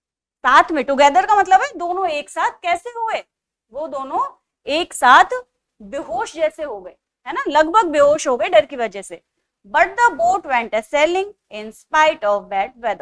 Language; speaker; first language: Hindi; native; Hindi